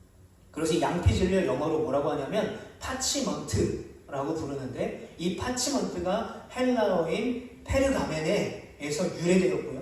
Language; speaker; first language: Korean; native; Korean